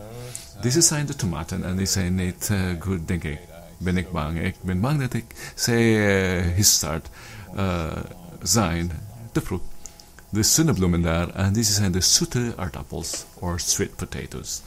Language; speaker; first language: Dutch; non-native, learner; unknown